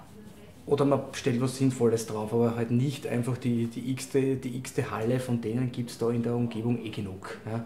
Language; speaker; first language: German; native; German